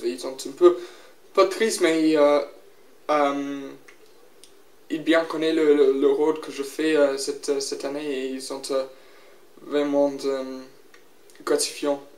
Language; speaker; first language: French; non-native, learner; English